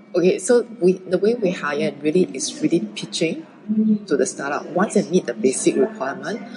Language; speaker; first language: English; early bilingual, other home language; Chinese